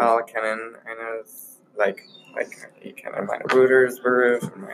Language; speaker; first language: German; non-native, learner; English